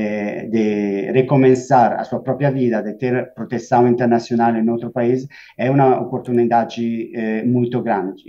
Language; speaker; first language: Portuguese; non-native, fluent; Spanish